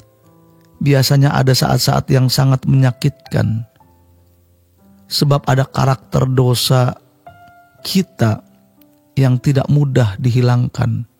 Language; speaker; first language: Indonesian; native; Indonesian